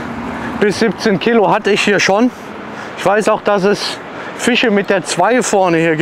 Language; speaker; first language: German; native; German